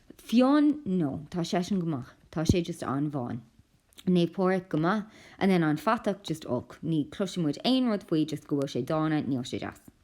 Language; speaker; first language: Irish; non-native, local second language; English